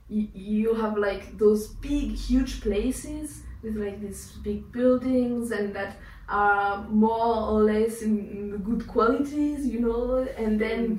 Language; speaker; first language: English; non-native, fluent; German